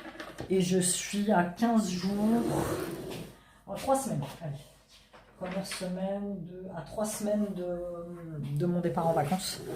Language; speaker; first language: French; native; French